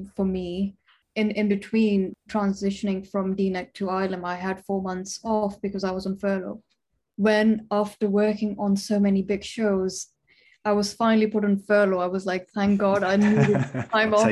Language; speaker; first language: English; non-native, local second language; Urdu